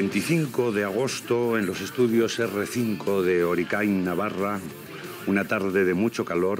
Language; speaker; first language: Spanish; native; Spanish